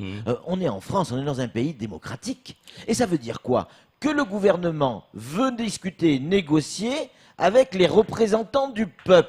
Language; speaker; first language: French; native; French